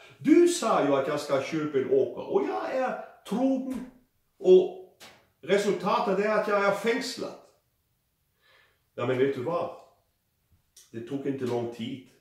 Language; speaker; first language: Swedish; non-native, fluent; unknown